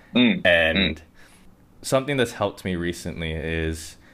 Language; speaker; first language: English; non-native, local second language; Japanese